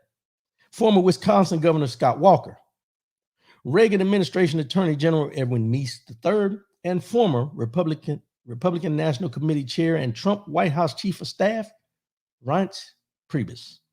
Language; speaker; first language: English; native; English